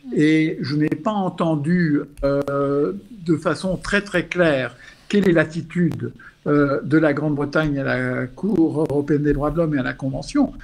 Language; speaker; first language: French; non-native, fluent; English